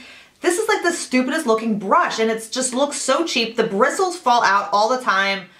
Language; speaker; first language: English; native; English